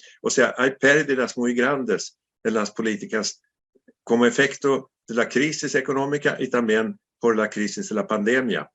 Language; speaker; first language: Spanish; non-native, fluent; Swedish